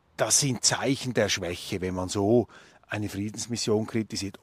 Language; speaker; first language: German; native; German